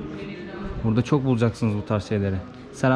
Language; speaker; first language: Turkish; native; Turkish